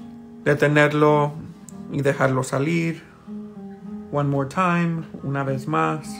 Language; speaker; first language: Spanish; early bilingual, heritage; Spanish